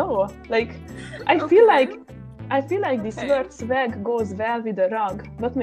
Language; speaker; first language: English; non-native, fluent; Hungarian